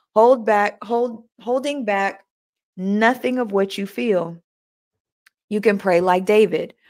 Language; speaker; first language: English; native; English